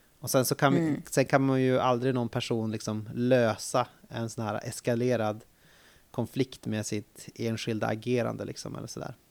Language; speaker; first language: Swedish; native; Swedish